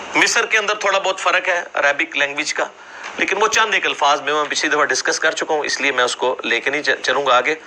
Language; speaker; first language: Urdu; non-native, local second language; Punjabi